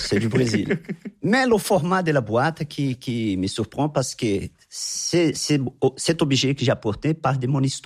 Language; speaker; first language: French; non-native, fluent; Portuguese